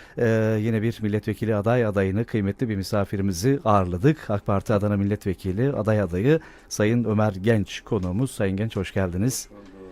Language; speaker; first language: Turkish; native; Turkish